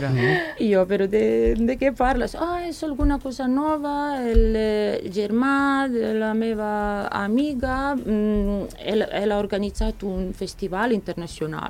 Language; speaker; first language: Catalan; non-native, fluent; Serbian